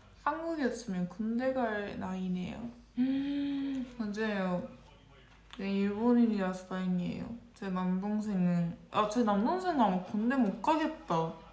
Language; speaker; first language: Korean; non-native, local second language; Japanese